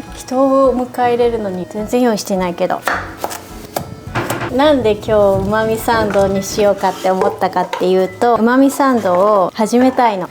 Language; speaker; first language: Japanese; native; Japanese